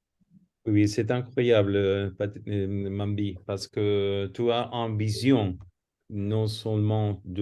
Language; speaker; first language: French; non-native, fluent; Spanish